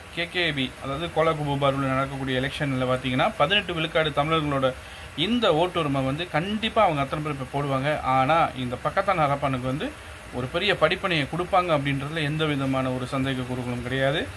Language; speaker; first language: Tamil; early bilingual, heritage; Tamil